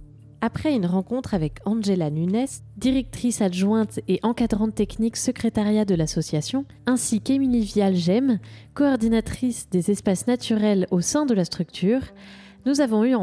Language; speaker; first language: French; native; French